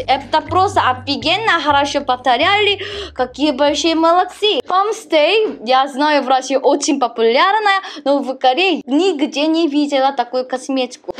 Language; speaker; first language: Russian; non-native, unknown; Korean